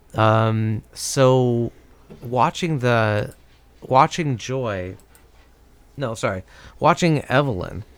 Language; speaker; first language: English; native; English